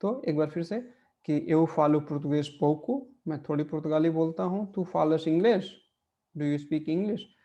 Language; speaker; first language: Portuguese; non-native, fluent; Hindi